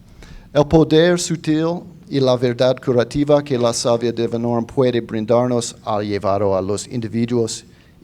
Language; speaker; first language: Spanish; non-native, fluent; English